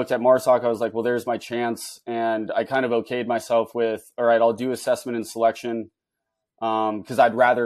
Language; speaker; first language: English; native; English